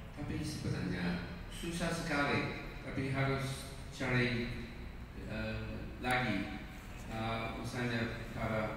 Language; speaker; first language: Indonesian; non-native, fluent; English